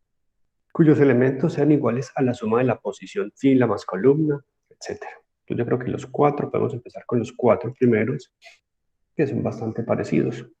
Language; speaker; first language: Spanish; native; Spanish